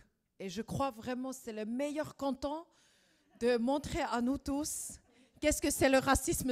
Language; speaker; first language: French; non-native, fluent; German